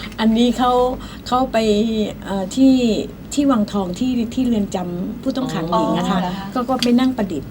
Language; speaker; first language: Thai; native; Thai